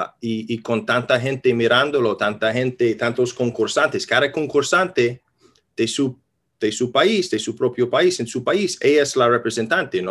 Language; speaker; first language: Spanish; non-native, fluent; English